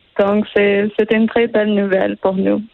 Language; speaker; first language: French; non-native, learner; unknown